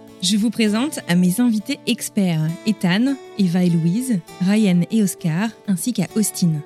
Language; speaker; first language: French; native; French